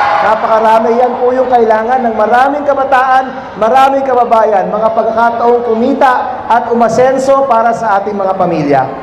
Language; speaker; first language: Filipino; native; Filipino